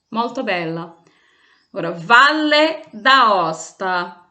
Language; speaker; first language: Italian; non-native, fluent; Portuguese